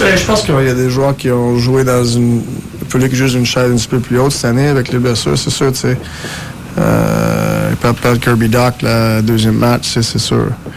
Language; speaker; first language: French; native; French